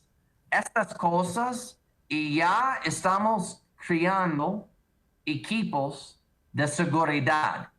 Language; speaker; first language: Spanish; non-native, learner; English